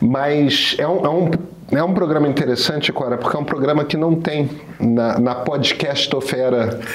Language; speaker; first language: Portuguese; native; Portuguese